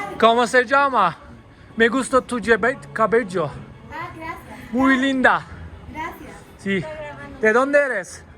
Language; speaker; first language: Spanish; non-native, learner; Turkish